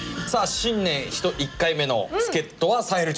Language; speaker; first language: Japanese; native; Japanese